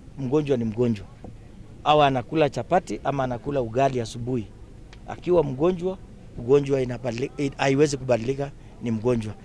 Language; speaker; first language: Swahili; non-native, local second language; Kalenjin